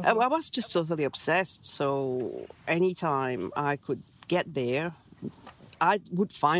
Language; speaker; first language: English; non-native, fluent; French